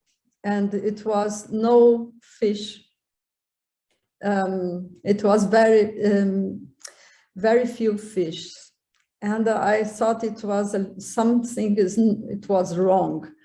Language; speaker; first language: English; non-native, learner; Portuguese